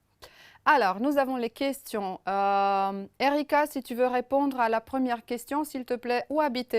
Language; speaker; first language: French; non-native, fluent; Romanian